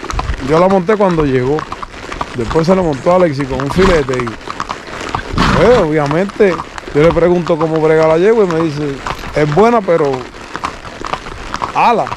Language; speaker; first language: Spanish; native; Spanish